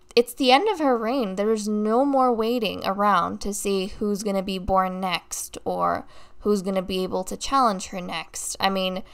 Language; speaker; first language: English; native; English